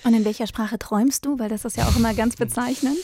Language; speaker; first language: German; native; German